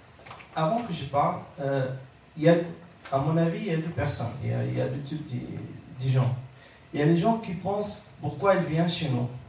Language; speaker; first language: French; non-native, learner; Arabic